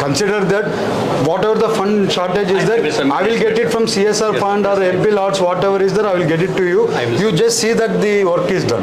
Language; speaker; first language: English; non-native, local second language; Telugu